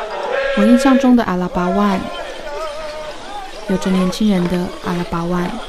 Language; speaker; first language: Chinese; native; Chinese